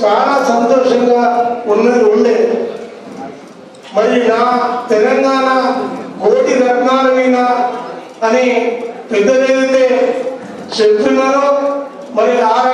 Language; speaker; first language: Telugu; native; Telugu